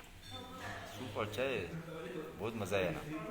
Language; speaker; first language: Hindi; non-native, learner; Pashto